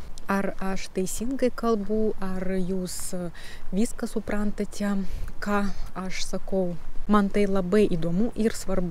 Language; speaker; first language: Lithuanian; non-native, learner; Russian